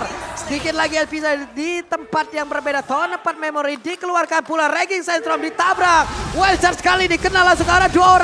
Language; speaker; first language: Indonesian; native; Indonesian